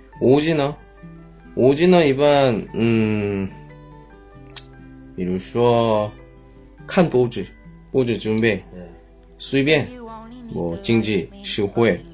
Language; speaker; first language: Chinese; non-native, learner; Korean